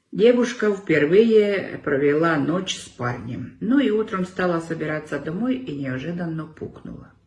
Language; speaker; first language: Russian; non-native, local second language; Ukrainian